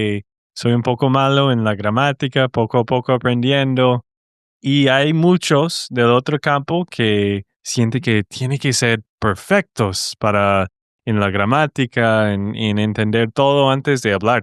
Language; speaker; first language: Spanish; non-native, fluent; English